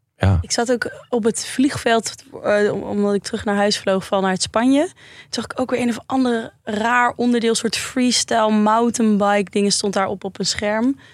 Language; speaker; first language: Dutch; native; Dutch